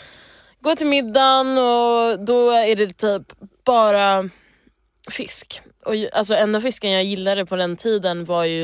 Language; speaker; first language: Swedish; early bilingual, heritage; English